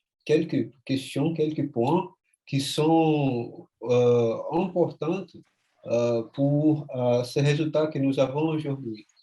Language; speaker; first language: French; non-native, fluent; Portuguese